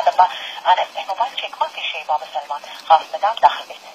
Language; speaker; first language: Arabic; non-native, learner; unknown